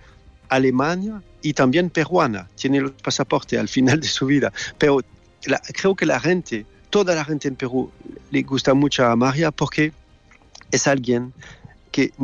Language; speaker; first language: Spanish; non-native, fluent; French